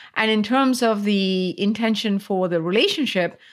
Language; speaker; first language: English; non-native, local second language; Tamil